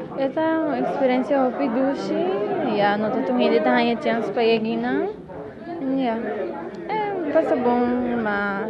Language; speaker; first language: Portuguese; non-native, learner; Papiamento